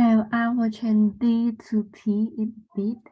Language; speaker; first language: English; non-native, learner; Vietnamese